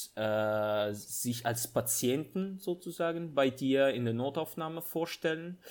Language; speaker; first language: German; non-native, fluent; Italian